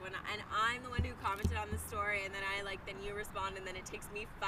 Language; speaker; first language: English; native; English